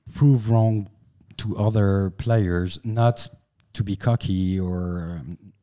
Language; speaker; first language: English; non-native, fluent; French